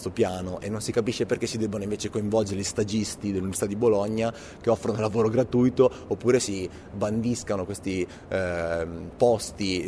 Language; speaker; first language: Italian; native; Italian